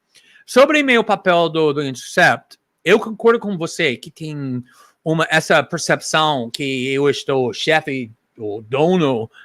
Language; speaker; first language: Portuguese; non-native, fluent; English